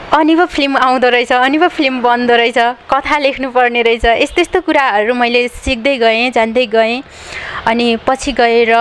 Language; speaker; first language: Nepali; native; Nepali